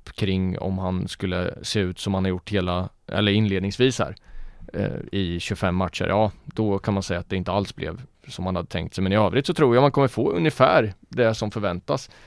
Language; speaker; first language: Swedish; native; Swedish